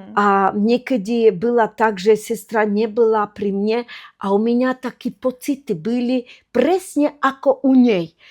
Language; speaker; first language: Slovak; non-native, fluent; Russian